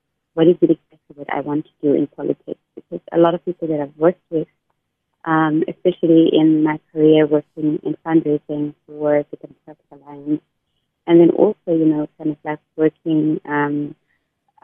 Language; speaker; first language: English; non-native, local second language; Xhosa